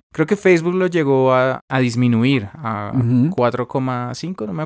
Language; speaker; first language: Spanish; native; Spanish